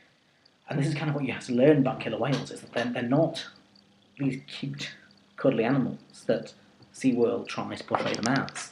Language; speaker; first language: English; native; English